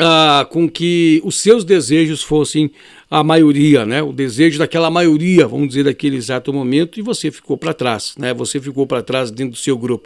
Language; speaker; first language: Portuguese; native; Portuguese